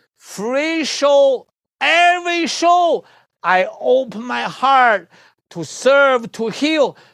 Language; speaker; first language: English; non-native, learner; Chinese